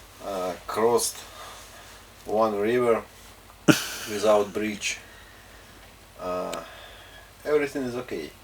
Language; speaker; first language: English; non-native, learner; Russian